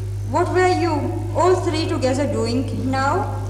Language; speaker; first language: English; non-native, fluent; Czech